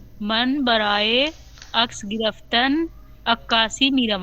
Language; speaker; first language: Persian; non-native, learner; Urdu